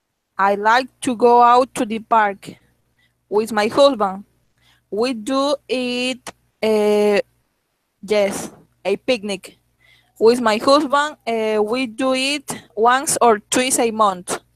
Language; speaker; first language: English; non-native, learner; Spanish